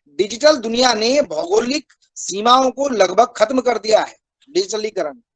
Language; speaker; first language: Hindi; native; Hindi